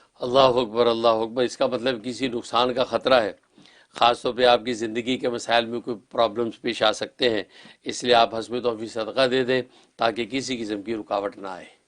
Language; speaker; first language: Urdu; native; Urdu